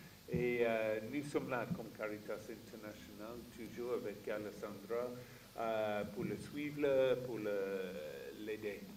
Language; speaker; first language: French; non-native, fluent; English